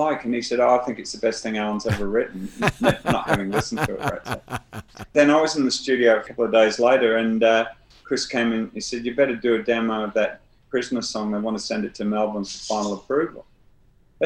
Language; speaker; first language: English; native; English